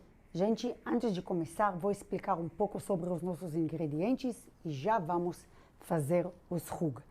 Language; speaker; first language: Portuguese; non-native, fluent; Hebrew